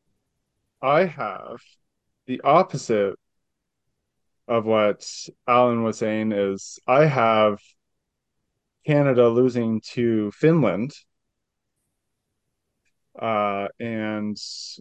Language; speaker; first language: English; native; English